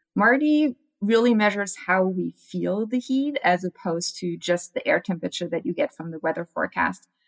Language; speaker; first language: English; non-native, fluent; German